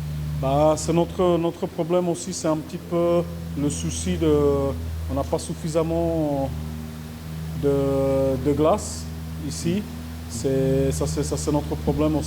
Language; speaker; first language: French; non-native, fluent; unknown